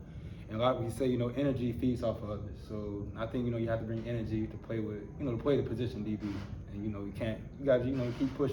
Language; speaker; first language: English; native; English